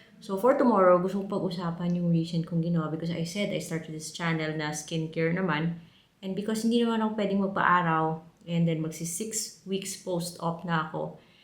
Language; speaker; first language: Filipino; non-native, local second language; Hiligaynon